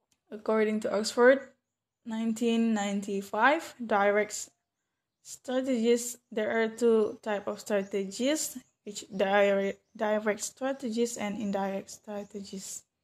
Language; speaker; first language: English; non-native, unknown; Indonesian